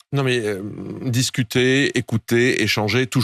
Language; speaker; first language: French; native; French